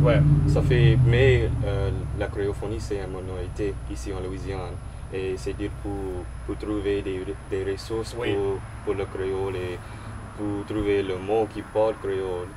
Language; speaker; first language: French; non-native, local second language; English